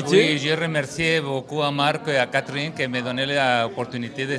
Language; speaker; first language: French; non-native, learner; Spanish